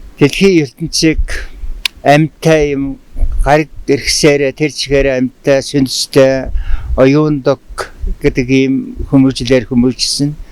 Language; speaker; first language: Mongolian; non-native, local second language; Tuvinian